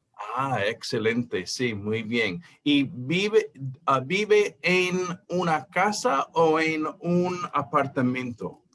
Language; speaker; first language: Spanish; non-native, fluent; English